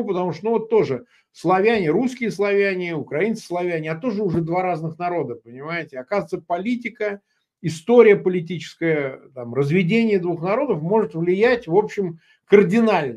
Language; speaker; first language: Russian; native; Russian